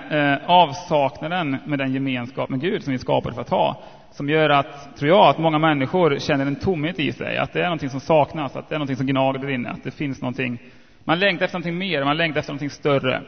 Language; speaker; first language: Swedish; native; Swedish